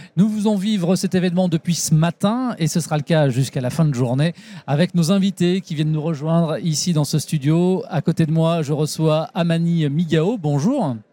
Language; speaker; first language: French; native; French